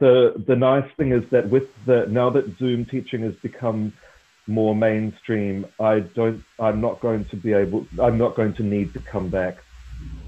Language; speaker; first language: English; native; English